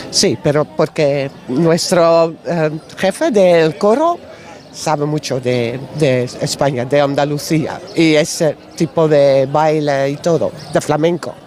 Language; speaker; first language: Spanish; non-native, learner; Dutch